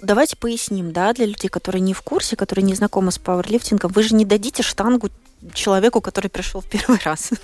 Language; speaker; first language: Russian; native; Russian